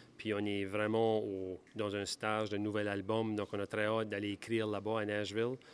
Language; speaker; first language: French; native; French